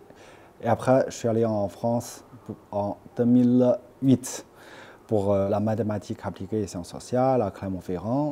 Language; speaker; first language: French; non-native, fluent; Chinese